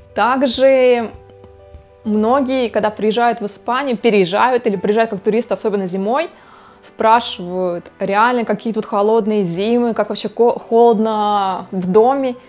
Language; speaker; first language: Russian; native; Russian